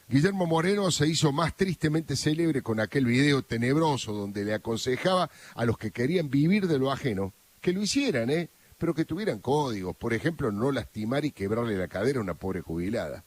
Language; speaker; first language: Spanish; native; Spanish